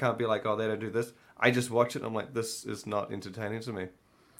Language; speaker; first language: English; native; English